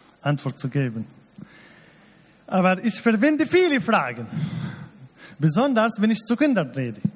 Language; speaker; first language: German; non-native, fluent; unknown